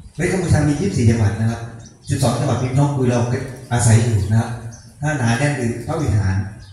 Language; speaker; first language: Thai; non-native, local second language; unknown